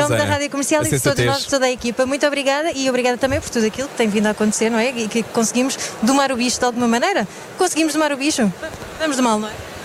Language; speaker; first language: Portuguese; native; Portuguese